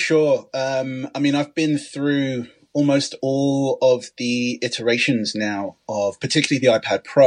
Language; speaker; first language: English; native; English